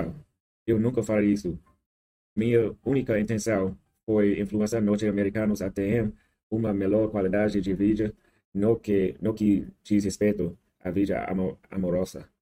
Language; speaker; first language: Portuguese; non-native, learner; English